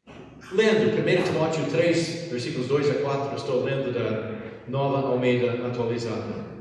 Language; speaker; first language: Portuguese; non-native, fluent; English